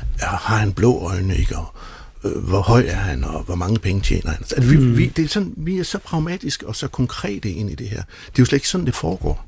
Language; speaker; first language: Danish; native; Danish